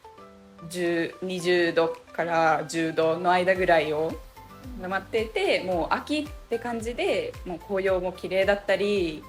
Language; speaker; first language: Japanese; non-native, fluent; Finnish